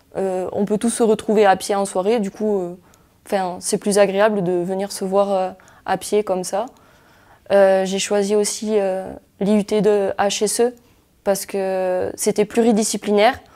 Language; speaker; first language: French; native; French